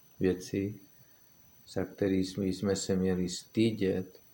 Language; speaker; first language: Czech; non-native, fluent; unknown